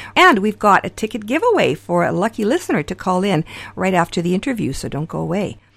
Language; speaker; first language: English; early bilingual, other home language; Ukrainian